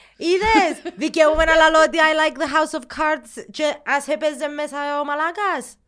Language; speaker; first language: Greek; early bilingual, heritage; Greek